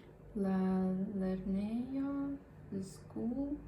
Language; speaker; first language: English; non-native, learner; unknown